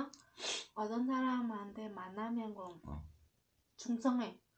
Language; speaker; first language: Korean; non-native, learner; Vietnamese